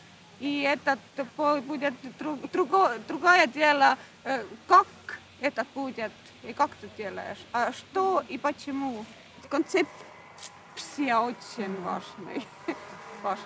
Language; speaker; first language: Russian; non-native, learner; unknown